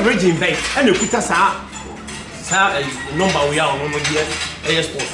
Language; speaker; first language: English; non-native, local second language; Akan